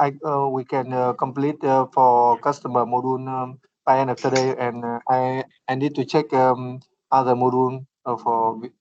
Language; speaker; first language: English; non-native, learner; Vietnamese